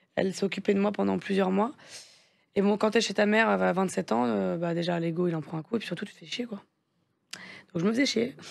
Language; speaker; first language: French; native; French